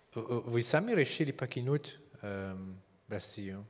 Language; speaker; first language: Russian; non-native, fluent; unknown